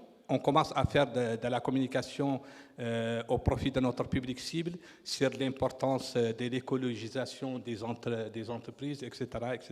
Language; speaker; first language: French; non-native, local second language; Arabic